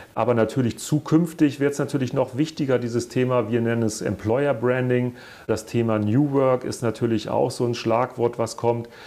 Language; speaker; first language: German; native; German